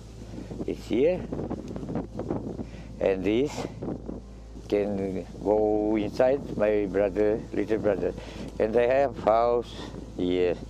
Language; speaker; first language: English; non-native, learner; Romanian